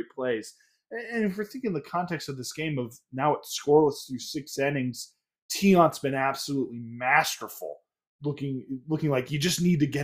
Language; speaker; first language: English; native; English